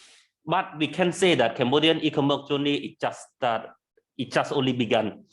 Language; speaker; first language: English; non-native, learner; Khmer